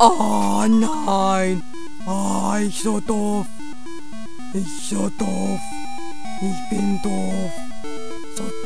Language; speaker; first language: German; native; German